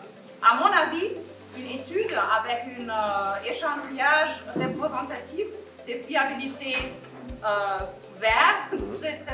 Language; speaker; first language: French; non-native, fluent; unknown